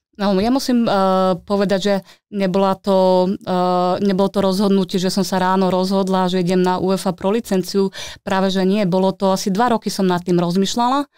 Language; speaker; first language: Slovak; native; Slovak